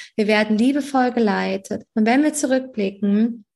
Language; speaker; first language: German; native; German